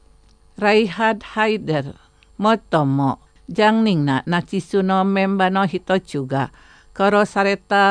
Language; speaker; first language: Japanese; non-native, fluent; Indonesian